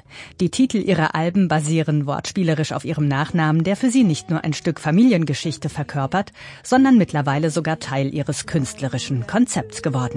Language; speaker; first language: German; native; German